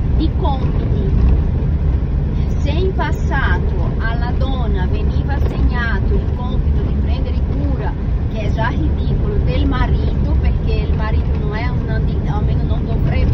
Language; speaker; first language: Italian; non-native, fluent; Portuguese